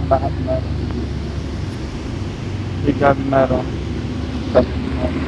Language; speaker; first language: Filipino; non-native, learner; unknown